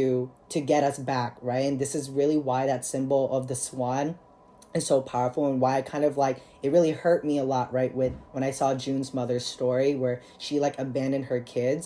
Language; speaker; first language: English; early bilingual, other home language; Cebuano